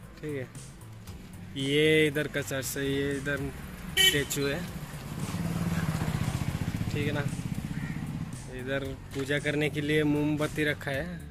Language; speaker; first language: Hindi; non-native, local second language; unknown